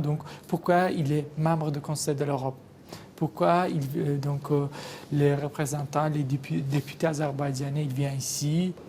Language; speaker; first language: French; non-native, fluent; Azerbaijani